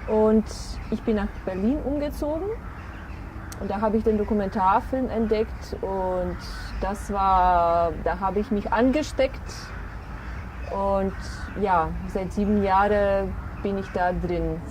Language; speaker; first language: German; non-native, fluent; Macedonian